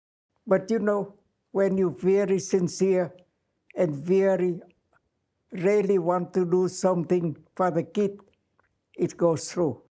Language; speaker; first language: English; non-native, fluent; Vietnamese